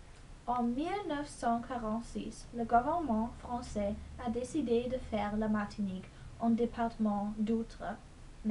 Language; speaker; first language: French; non-native, learner; English